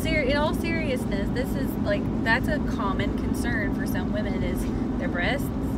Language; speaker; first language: English; native; English